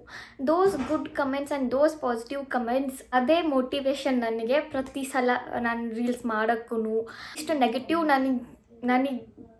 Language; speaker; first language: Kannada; native; Kannada